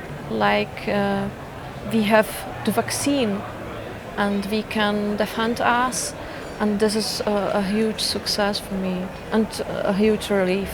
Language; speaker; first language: English; non-native, fluent; Czech